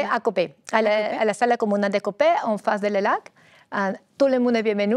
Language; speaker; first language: French; non-native, learner; Spanish